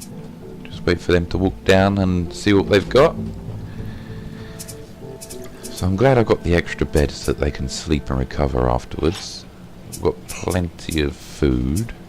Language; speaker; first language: English; native; English